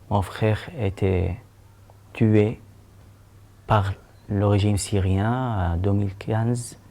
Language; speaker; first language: French; non-native, learner; Arabic